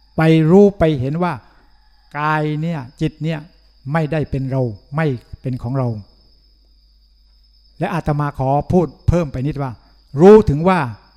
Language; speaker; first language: Thai; native; Thai